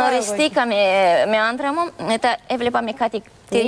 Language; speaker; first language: Greek; non-native, learner; Romanian